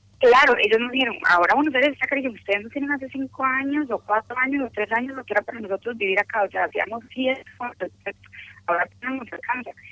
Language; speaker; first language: Spanish; native; Spanish